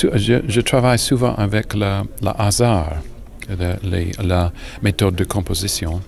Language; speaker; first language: French; non-native, learner; English